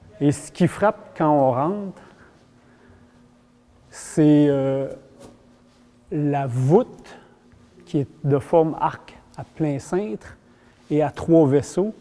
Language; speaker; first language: French; native; French